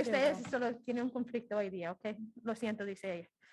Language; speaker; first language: Spanish; non-native, fluent; English